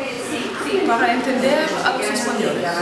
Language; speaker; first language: Spanish; non-native, learner; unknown